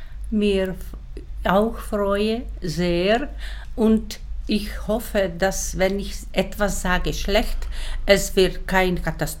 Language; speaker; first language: German; non-native, learner; Czech